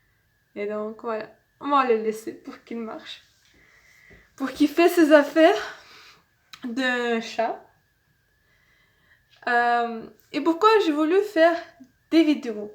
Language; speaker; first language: French; non-native, learner; Russian